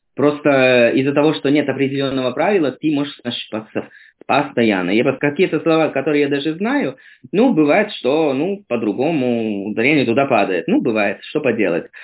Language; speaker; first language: Russian; non-native, fluent; Italian